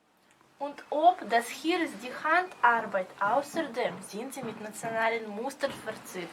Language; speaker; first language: German; non-native, fluent; Russian